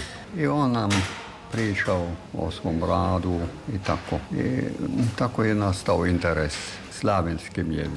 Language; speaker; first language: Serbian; non-native, fluent; German